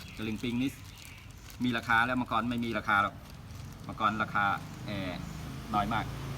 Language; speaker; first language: Thai; native; Thai